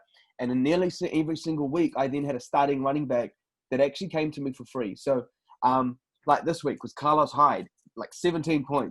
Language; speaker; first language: English; native; English